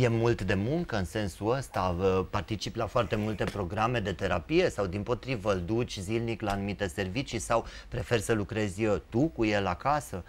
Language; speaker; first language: Romanian; native; Romanian